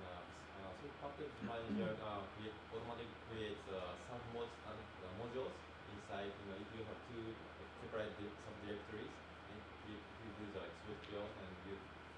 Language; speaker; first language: English; non-native, learner; Japanese